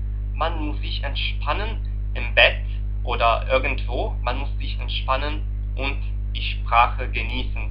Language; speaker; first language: German; non-native, learner; Arabic